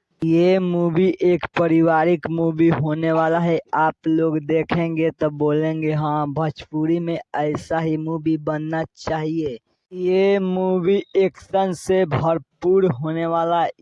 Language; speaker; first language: Hindi; non-native, local second language; Bhojpuri